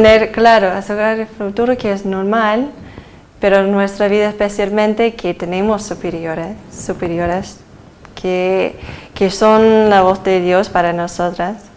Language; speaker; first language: Spanish; early bilingual, heritage; Spanish